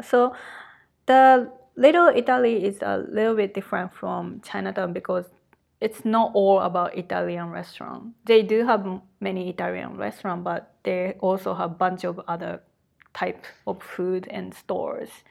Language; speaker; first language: English; non-native, fluent; Japanese